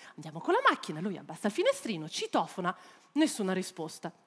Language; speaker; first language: Italian; native; Italian